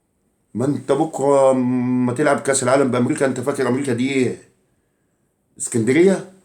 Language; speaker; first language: Arabic; native; Arabic